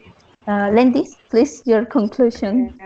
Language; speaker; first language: English; non-native, learner; Spanish